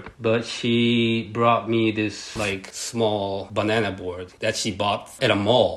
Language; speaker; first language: English; early bilingual, other home language; Japanese